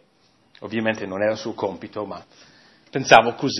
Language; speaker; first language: Italian; non-native, fluent; English